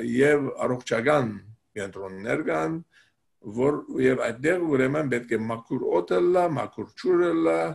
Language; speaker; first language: Armenian; native; Armenian